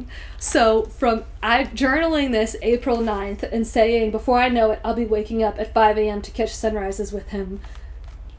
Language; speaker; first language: English; native; English